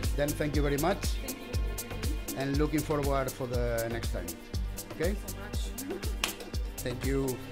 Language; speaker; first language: English; non-native, learner; Spanish